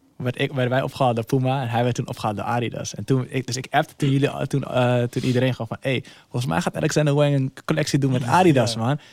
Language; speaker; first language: Dutch; early bilingual, other home language; Somali